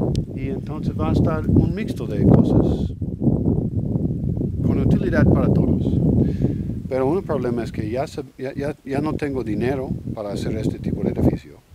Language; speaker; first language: Spanish; non-native, learner; English